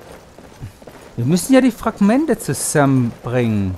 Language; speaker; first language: German; native; German